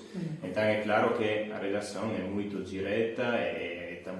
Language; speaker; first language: Portuguese; non-native, fluent; Italian